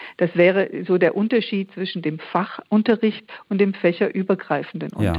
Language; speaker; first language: German; native; German